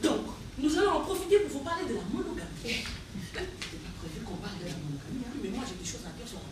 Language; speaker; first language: French; native; French